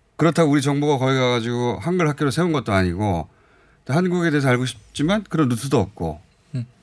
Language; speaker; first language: Korean; native; Korean